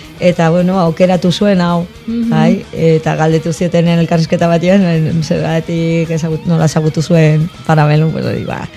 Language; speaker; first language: Basque; non-native, local second language; Spanish